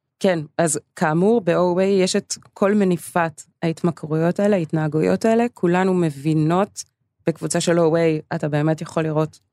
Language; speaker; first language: Hebrew; early bilingual, other home language; English